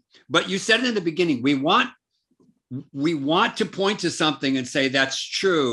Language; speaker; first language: English; native; English